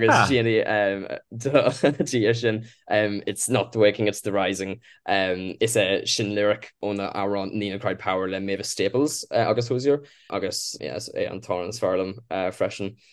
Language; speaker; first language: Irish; non-native, local second language; English